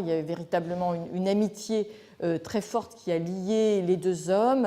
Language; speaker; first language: French; native; French